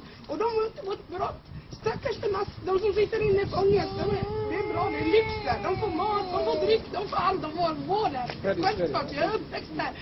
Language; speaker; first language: Swedish; non-native, fluent; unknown